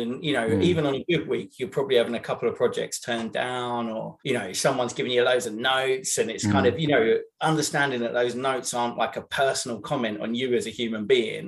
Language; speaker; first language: English; native; English